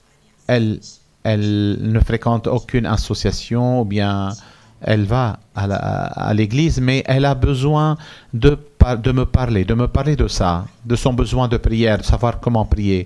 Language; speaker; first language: French; non-native, fluent; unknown